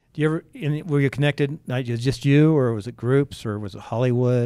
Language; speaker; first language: English; native; English